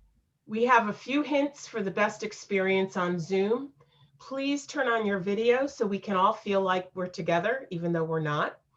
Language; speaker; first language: English; native; English